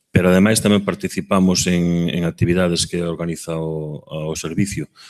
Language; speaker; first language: Galician; native; Galician